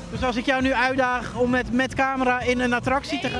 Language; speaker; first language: Dutch; native; Dutch